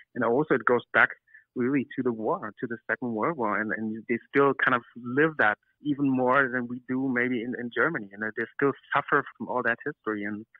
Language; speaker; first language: English; non-native, fluent; German